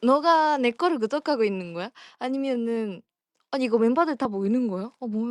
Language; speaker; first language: Korean; non-native, fluent; Japanese